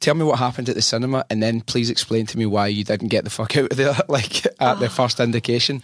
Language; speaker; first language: English; native; English